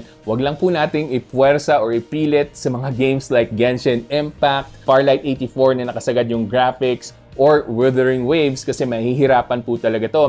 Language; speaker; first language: Filipino; native; Filipino